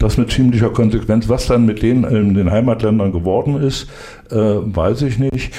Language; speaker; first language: German; native; German